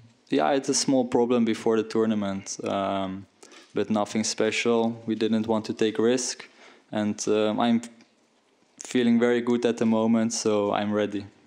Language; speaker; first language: English; non-native, fluent; Dutch